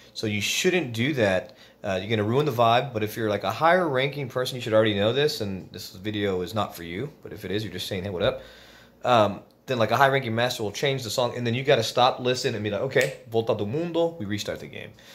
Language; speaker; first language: English; native; English